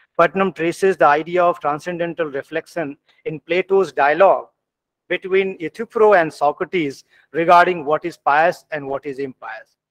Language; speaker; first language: English; non-native, local second language; Hindi